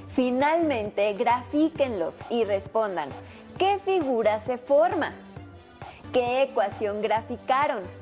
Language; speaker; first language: Spanish; native; Spanish